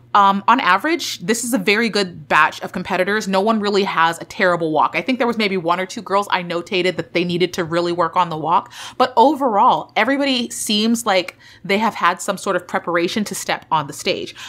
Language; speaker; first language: English; native; English